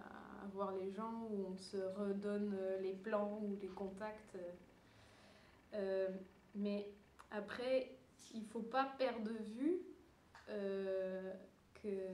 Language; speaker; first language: French; early bilingual, other home language; Dutch